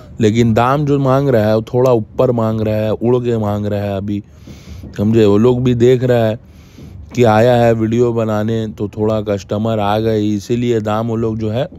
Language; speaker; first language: Hindi; native; Hindi